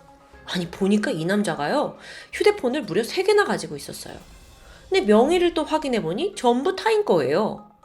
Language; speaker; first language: Korean; native; Korean